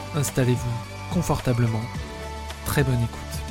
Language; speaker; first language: French; native; French